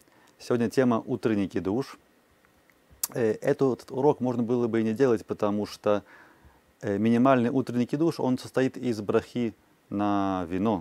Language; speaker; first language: Russian; native; Russian